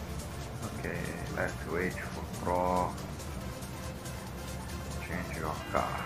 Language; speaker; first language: English; non-native, learner; Portuguese